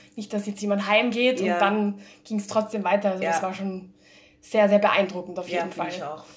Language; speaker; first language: German; early bilingual, heritage; German